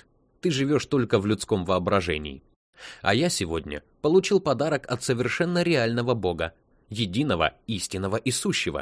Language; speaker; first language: Russian; native; Russian